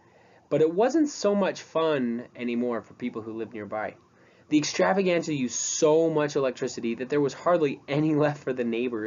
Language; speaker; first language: English; native; English